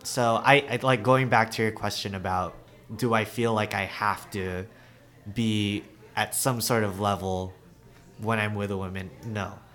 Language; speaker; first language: English; native; English